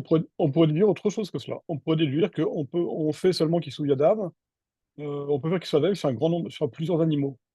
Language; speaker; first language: French; native; French